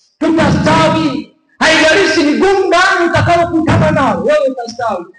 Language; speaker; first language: Swahili; native; Swahili